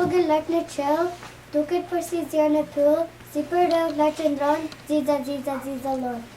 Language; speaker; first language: Albanian; early bilingual, heritage; Albanian